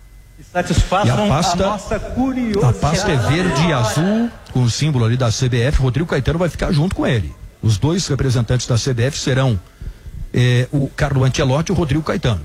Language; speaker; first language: Portuguese; native; Portuguese